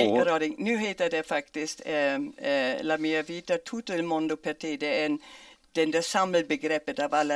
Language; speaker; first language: Swedish; non-native, fluent; German